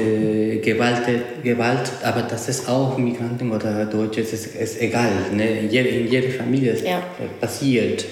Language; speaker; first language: German; non-native, fluent; Spanish